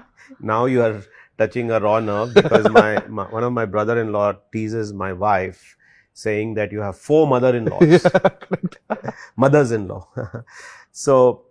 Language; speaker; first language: English; non-native, local second language; Hindi